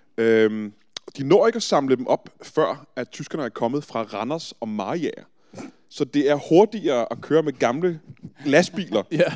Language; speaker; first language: Danish; native; Danish